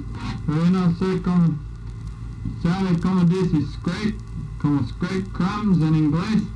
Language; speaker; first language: Spanish; non-native, learner; English